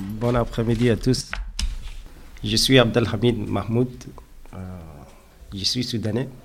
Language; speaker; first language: French; non-native, learner; Arabic